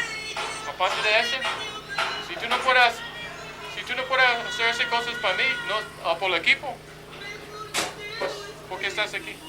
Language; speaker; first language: Spanish; non-native, fluent; English